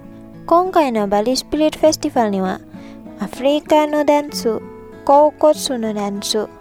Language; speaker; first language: Japanese; non-native, fluent; Indonesian